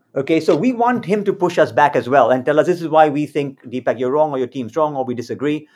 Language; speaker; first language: English; native; English